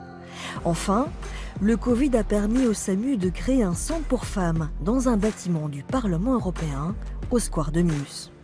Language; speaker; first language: French; native; French